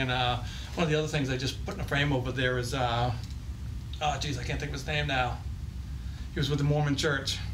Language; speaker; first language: English; native; English